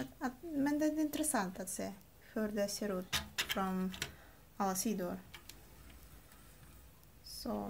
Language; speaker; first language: Swedish; non-native, learner; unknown